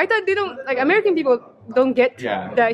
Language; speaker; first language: English; non-native, fluent; Japanese